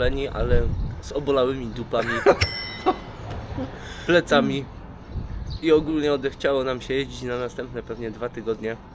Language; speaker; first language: Polish; native; Polish